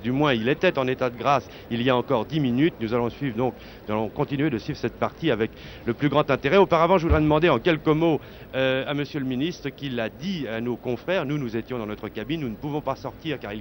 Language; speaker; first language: French; native; French